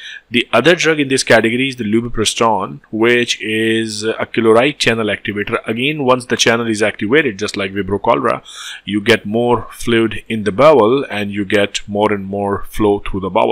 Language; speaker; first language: English; non-native, local second language; Hindi